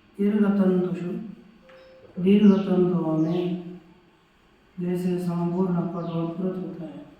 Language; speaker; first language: Hindi; non-native, local second language; Marathi